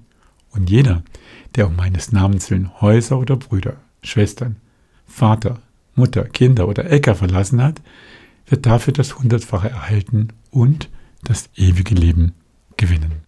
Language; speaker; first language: German; native; German